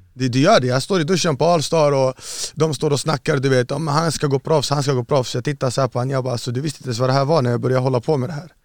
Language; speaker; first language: Swedish; early bilingual, other home language; Arabic